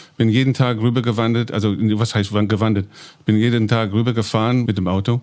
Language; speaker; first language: German; non-native, fluent; English